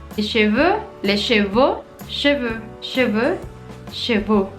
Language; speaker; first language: French; non-native, fluent; Spanish